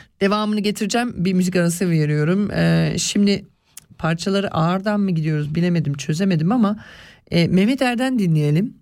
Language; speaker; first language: Turkish; early bilingual, other home language; Swiss German